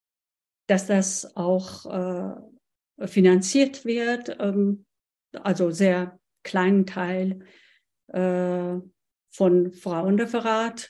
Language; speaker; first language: German; non-native, fluent; Persian